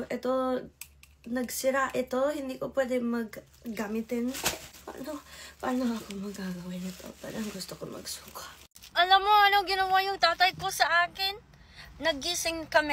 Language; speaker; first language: Filipino; early bilingual, heritage; English